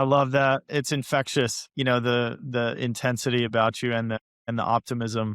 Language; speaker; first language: English; native; English